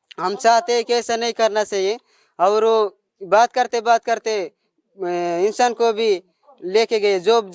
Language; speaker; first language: Hindi; non-native, local second language; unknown